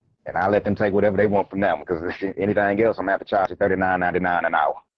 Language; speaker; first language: English; native; English